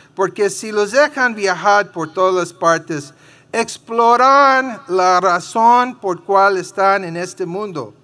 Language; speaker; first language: Spanish; early bilingual, heritage; Spanish